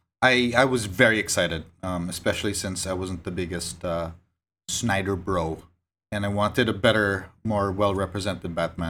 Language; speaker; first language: English; non-native, local second language; Cebuano